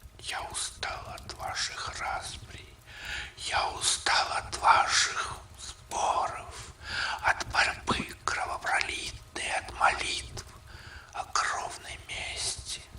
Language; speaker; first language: Russian; native; Russian